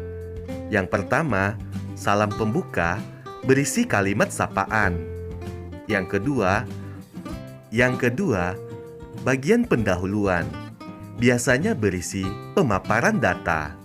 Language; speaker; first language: Indonesian; native; Indonesian